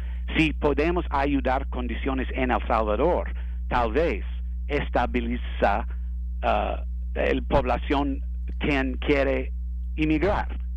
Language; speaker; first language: Spanish; non-native, learner; English